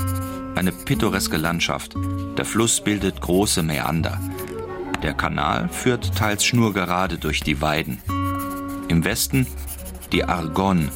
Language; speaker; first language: German; native; German